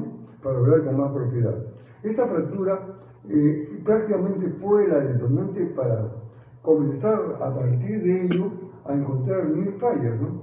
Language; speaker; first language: Spanish; native; Spanish